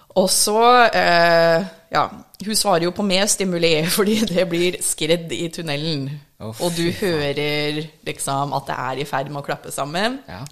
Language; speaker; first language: Norwegian; early bilingual, other home language; English